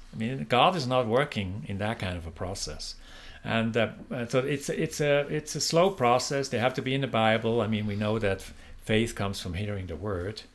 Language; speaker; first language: English; non-native, fluent; German